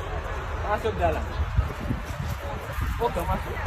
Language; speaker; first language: Indonesian; non-native, learner; Arabic